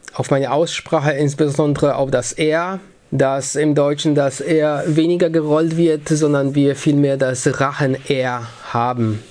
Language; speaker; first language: German; early bilingual, other home language; Polish